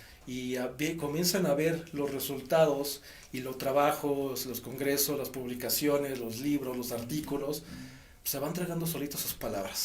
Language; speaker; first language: Spanish; native; Spanish